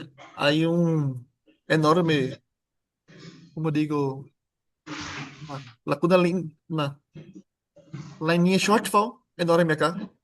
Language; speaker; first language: Spanish; non-native, fluent; Portuguese